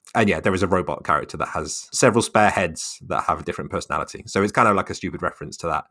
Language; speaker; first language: English; native; English